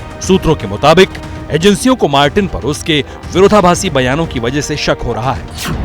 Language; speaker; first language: Hindi; native; Hindi